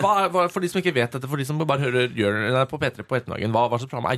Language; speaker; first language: Norwegian; native; Norwegian